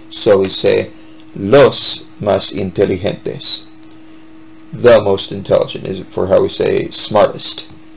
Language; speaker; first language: English; native; English